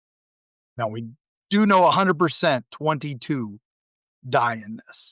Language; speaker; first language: English; native; English